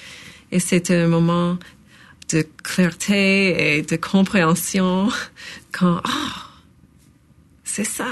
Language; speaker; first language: French; non-native, local second language; English